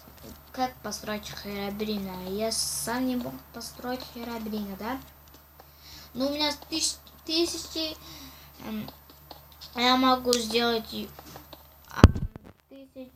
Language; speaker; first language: Russian; non-native, local second language; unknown